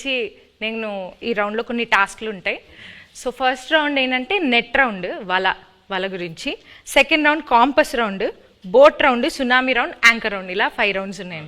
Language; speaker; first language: Telugu; native; Telugu